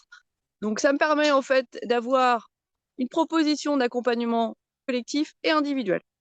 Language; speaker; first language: French; native; French